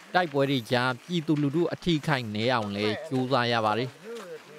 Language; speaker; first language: Burmese; native; Burmese